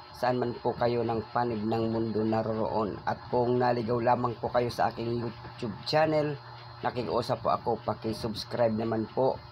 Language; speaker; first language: Filipino; non-native, local second language; Bikol